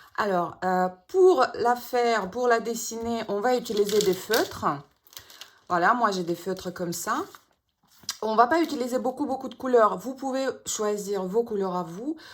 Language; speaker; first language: French; non-native, fluent; Russian